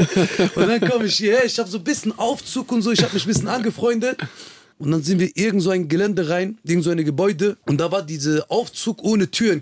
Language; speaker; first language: German; early bilingual, other home language; Kurdish